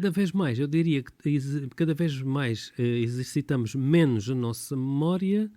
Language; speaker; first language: Portuguese; native; Portuguese